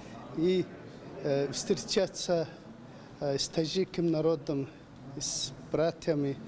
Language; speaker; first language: Russian; non-native, learner; Mongolian